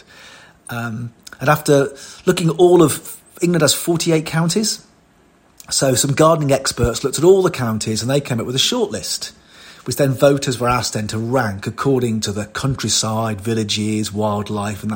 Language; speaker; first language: English; native; English